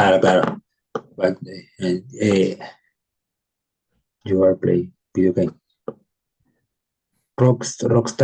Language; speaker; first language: English; non-native, learner; Spanish